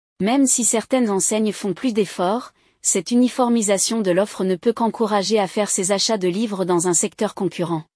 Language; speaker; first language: French; native; French